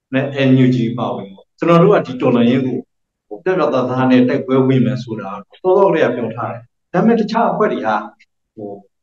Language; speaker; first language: Burmese; non-native, local second language; Karen languages